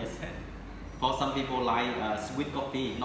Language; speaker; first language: English; non-native, learner; Vietnamese